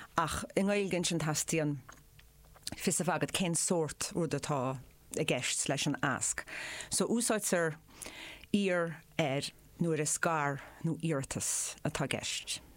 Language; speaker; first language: Irish; native; Irish